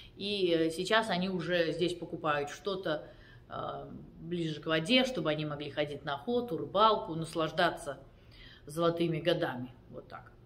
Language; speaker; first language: Russian; native; Russian